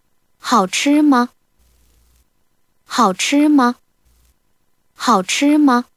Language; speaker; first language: Chinese; non-native, learner; Korean